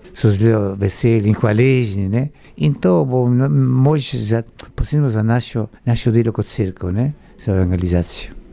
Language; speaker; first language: Slovenian; early bilingual, heritage; Slovenian